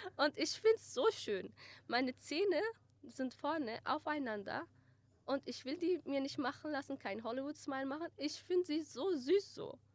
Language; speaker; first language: German; early bilingual, other home language; Kurdish